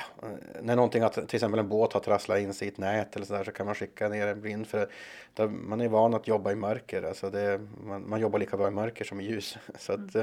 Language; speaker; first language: Swedish; native; Swedish